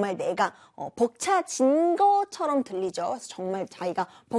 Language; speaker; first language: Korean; native; Korean